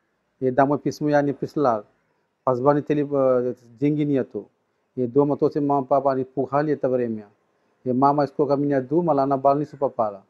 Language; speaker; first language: Russian; non-native, learner; Sinhala